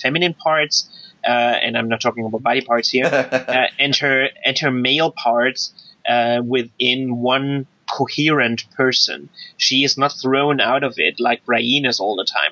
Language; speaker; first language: English; non-native, fluent; German